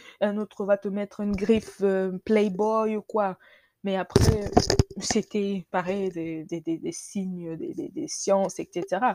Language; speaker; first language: French; non-native, local second language; Lingala